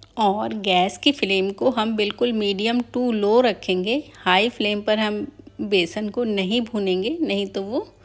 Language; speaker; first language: Hindi; native; Hindi